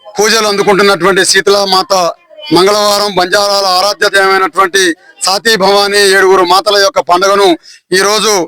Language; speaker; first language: Telugu; non-native, local second language; Lambadi